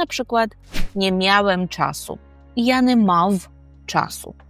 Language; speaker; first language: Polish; non-native, fluent; Ukrainian